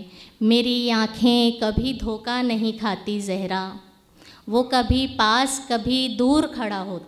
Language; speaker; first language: Hindi; native; Hindi